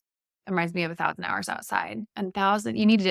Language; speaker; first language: English; native; English